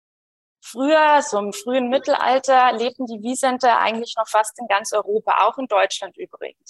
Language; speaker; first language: German; native; German